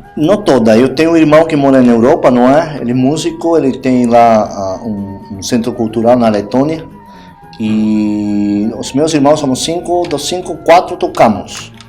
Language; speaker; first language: Portuguese; non-native, fluent; Spanish